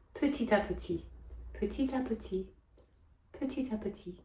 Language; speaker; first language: French; non-native, fluent; English